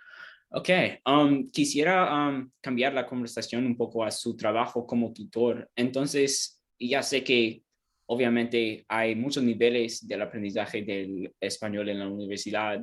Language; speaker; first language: Spanish; non-native, learner; English